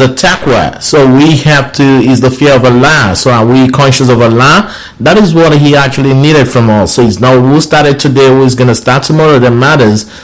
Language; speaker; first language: English; non-native, local second language; Yoruba